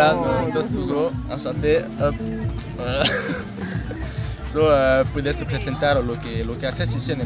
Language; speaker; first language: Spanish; non-native, learner; French